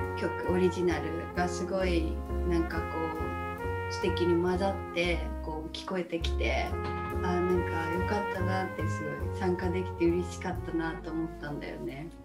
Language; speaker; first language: Japanese; native; Japanese